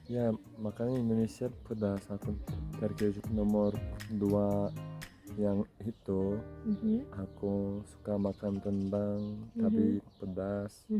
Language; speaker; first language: Indonesian; non-native, learner; Turkish